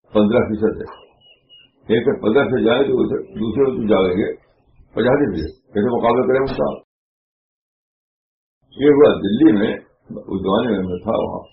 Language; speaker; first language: Urdu; native; Urdu